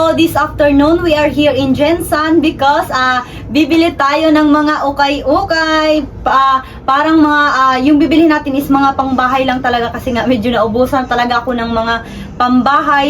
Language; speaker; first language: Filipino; non-native, local second language; Cebuano